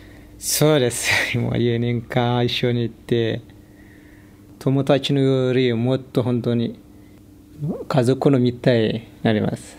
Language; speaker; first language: Japanese; non-native, learner; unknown